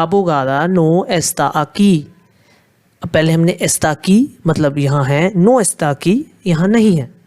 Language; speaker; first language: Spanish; non-native, fluent; Hindi